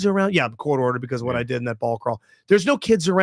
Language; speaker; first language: English; native; English